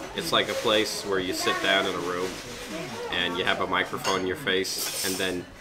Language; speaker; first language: English; non-native, fluent; Japanese